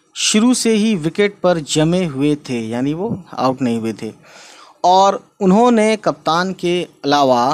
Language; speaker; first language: Hindi; native; Hindi